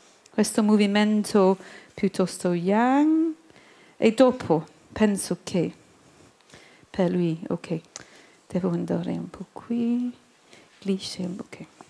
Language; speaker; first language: Italian; non-native, learner; English